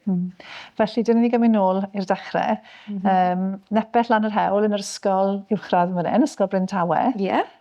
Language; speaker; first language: Welsh; native; Welsh